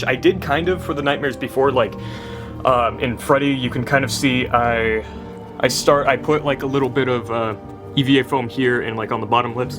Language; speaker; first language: English; native; English